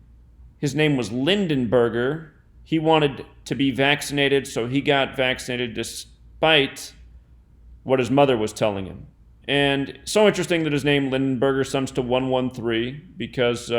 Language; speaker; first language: English; native; English